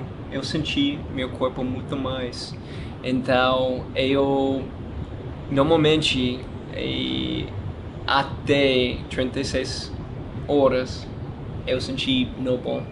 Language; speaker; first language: Portuguese; non-native, learner; English